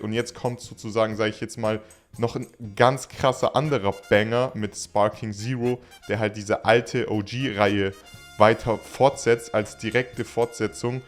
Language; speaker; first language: German; native; German